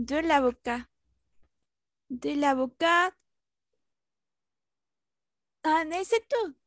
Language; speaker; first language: French; non-native, learner; Spanish